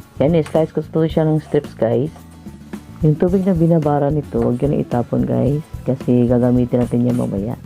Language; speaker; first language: Filipino; non-native, local second language; Cebuano